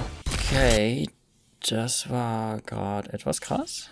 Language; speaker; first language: German; native; German